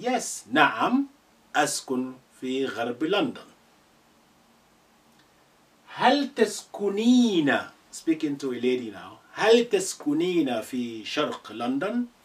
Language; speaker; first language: Arabic; non-native, fluent; English